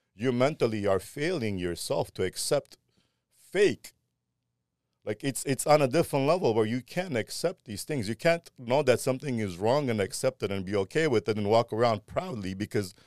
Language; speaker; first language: English; early bilingual, other home language; Armenian